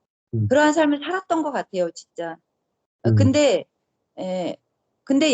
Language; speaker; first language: Korean; native; Korean